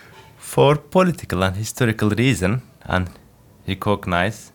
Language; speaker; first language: English; non-native, fluent; Turkish